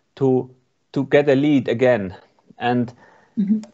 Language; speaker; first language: English; non-native, learner; Swiss German